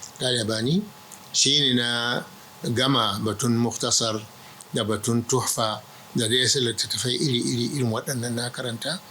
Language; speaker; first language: Hausa; non-native, local second language; Arabic